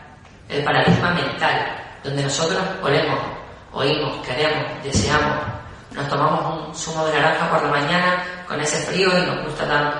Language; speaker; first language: Spanish; native; Spanish